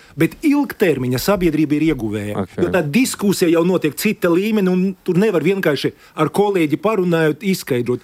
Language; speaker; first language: Latvian; non-native, local second language; Russian